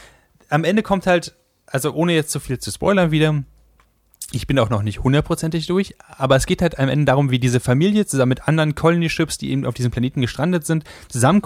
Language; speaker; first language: German; native; German